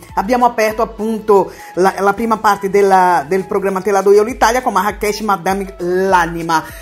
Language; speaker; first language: Italian; non-native, fluent; Portuguese